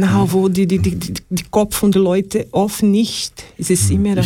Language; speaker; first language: German; non-native, learner; Portuguese